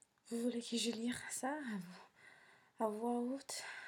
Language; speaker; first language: French; non-native, learner; English